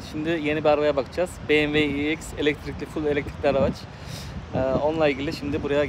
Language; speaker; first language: Turkish; native; Turkish